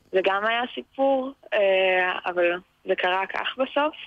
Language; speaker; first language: Hebrew; early bilingual, other home language; Russian